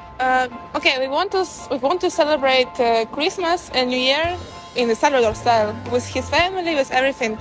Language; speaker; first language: English; non-native, learner; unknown